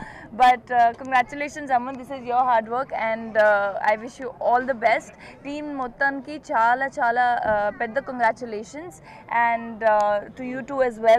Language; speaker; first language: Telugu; non-native, fluent; Punjabi